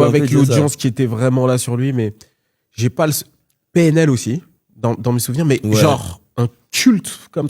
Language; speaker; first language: French; native; French